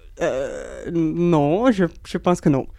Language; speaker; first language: French; non-native, learner; Dutch